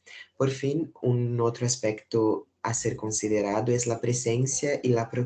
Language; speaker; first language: Spanish; non-native, fluent; Portuguese